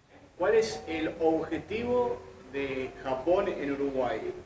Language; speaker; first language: Spanish; native; Spanish